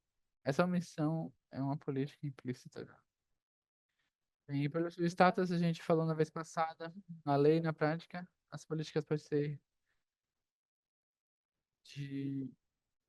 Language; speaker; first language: Portuguese; non-native, fluent; Spanish